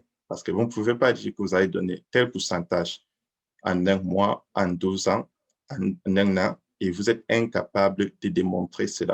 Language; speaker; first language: French; native; French